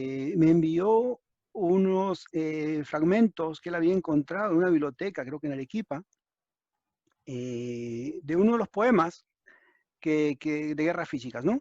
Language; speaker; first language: Spanish; native; Spanish